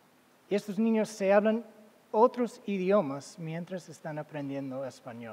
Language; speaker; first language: Spanish; non-native, fluent; English